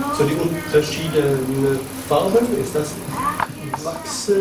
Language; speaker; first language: German; non-native, learner; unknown